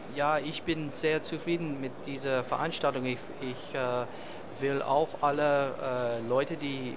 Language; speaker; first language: German; non-native, learner; English